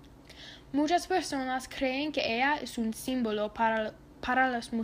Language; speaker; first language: Spanish; non-native, learner; English